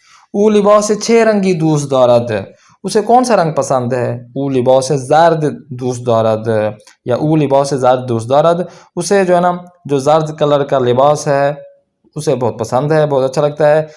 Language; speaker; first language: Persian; non-native, fluent; Urdu